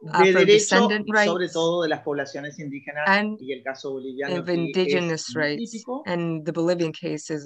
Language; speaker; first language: English; non-native, fluent; Spanish